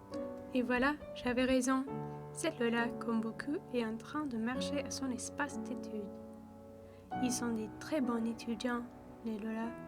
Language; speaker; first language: French; non-native, learner; English